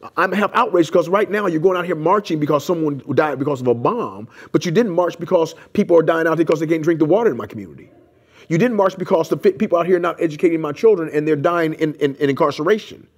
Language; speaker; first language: English; native; English